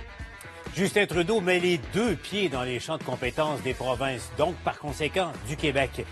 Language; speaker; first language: French; native; French